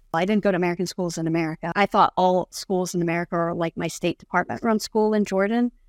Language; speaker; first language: English; non-native, fluent; Arabic